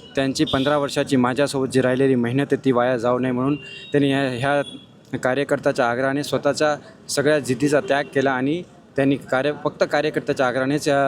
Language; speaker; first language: Marathi; non-native, local second language; Hindi